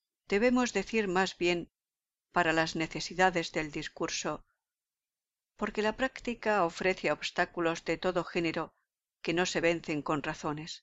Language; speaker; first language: Spanish; native; Spanish